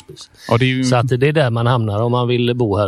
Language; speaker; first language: Swedish; native; Swedish